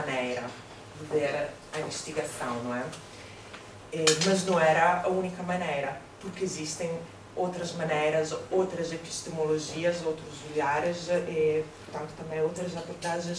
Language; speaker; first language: Portuguese; non-native, fluent; Italian